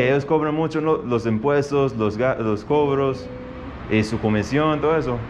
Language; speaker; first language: Spanish; non-native, fluent; English